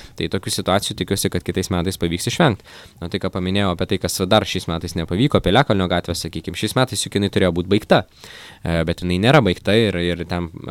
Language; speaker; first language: Lithuanian; native; Lithuanian